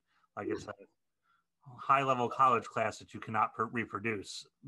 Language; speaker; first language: English; native; English